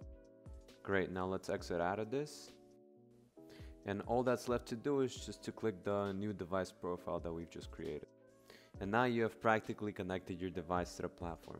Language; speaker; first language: English; native; English